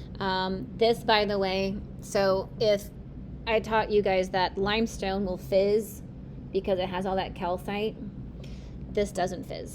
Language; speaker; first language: English; native; English